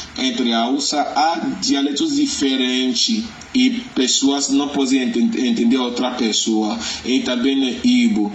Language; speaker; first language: Portuguese; non-native, learner; Yoruba